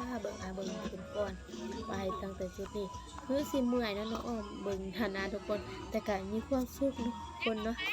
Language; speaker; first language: Thai; non-native, local second language; Lao